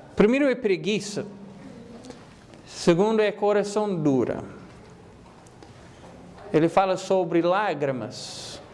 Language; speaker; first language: Portuguese; non-native, fluent; English